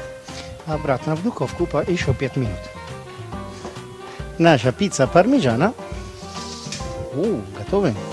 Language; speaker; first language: Russian; non-native, learner; Italian